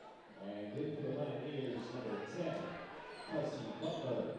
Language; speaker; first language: English; native; English